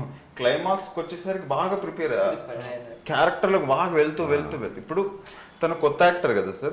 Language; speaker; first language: Telugu; native; Telugu